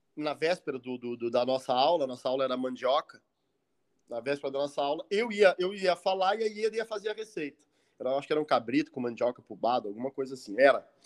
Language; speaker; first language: Portuguese; native; Portuguese